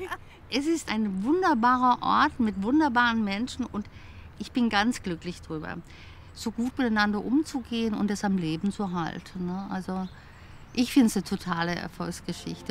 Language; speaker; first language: German; native; German